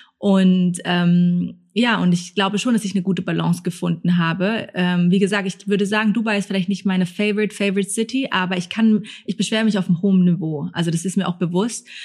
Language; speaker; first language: German; early bilingual, other home language; Thai